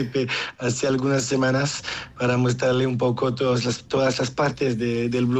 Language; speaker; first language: Spanish; non-native, learner; French